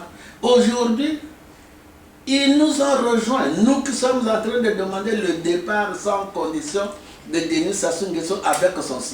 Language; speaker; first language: French; non-native, local second language; Lingala